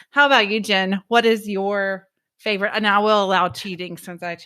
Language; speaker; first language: English; native; English